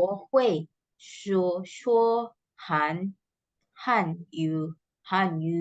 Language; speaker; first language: Chinese; non-native, learner; Indonesian